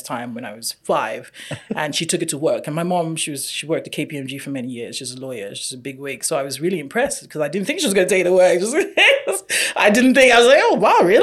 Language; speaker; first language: English; non-native, local second language; Yoruba